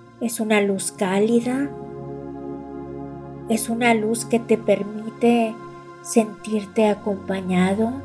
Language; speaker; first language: Spanish; native; Spanish